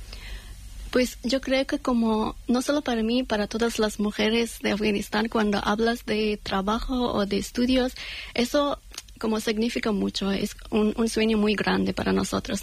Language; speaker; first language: Spanish; non-native, learner; Persian